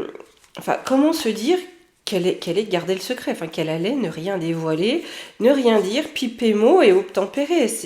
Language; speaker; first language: French; native; French